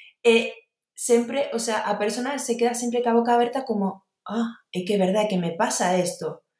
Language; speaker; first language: Galician; non-native, local second language; Spanish